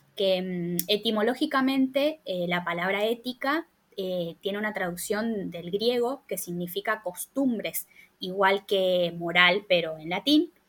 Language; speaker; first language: Spanish; native; Spanish